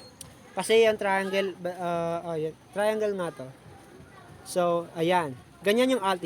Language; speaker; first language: Filipino; native; Filipino